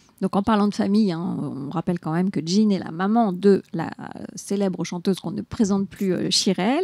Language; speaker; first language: French; native; French